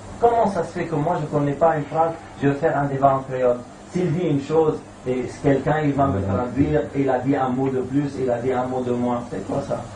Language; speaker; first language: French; non-native, fluent; Arabic